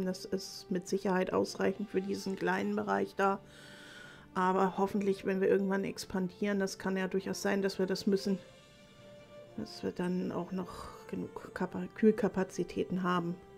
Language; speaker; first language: German; native; German